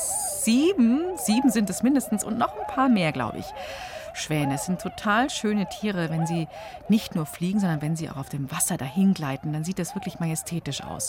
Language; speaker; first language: German; native; German